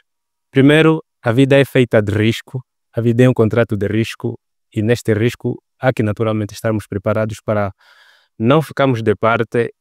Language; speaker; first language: Portuguese; native; Portuguese